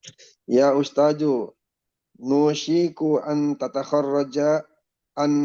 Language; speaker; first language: Arabic; non-native, learner; Indonesian